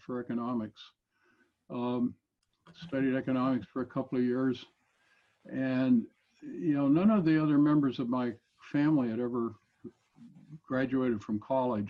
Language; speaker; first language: English; native; English